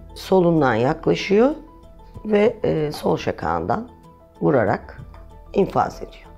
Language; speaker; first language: Turkish; native; Turkish